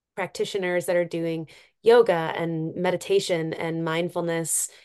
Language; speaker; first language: English; native; English